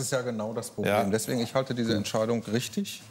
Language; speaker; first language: German; native; German